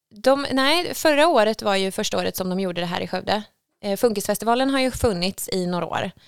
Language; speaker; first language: Swedish; native; Swedish